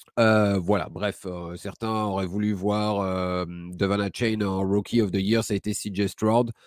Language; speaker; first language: French; native; French